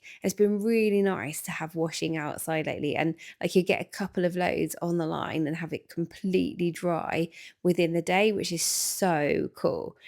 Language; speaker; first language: English; native; English